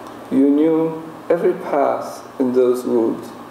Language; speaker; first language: English; non-native, fluent; Polish